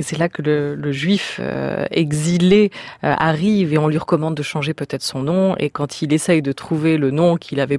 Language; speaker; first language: French; native; French